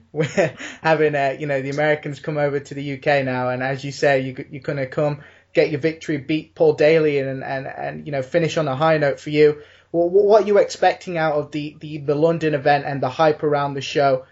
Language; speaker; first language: English; native; English